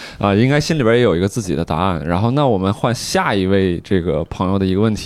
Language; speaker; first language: Chinese; native; Chinese